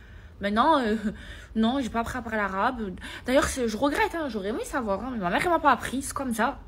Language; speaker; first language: French; native; French